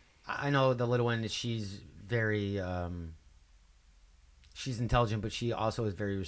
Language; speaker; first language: English; native; English